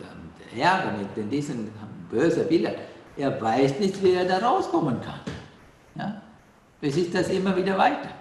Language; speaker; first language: German; non-native, learner; Sinhala